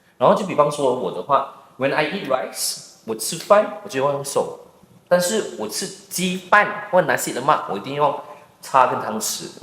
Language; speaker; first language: Chinese; non-native, local second language; English